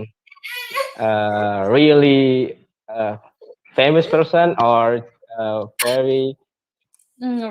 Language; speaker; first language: English; non-native, learner; Indonesian